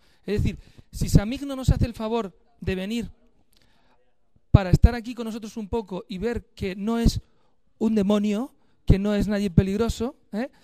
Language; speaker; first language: Spanish; native; Spanish